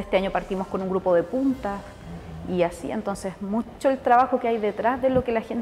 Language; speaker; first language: Spanish; native; Spanish